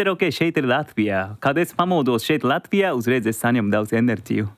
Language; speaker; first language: Latvian; non-native, learner; Japanese